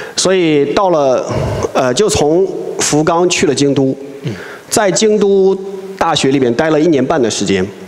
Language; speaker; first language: Chinese; native; Chinese